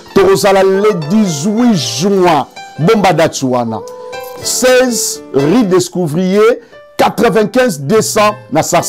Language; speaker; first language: French; non-native, local second language; Lingala